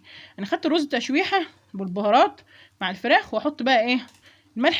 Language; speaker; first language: Arabic; native; Arabic